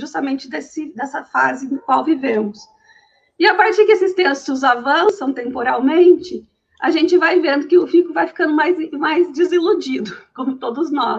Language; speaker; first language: Portuguese; native; Portuguese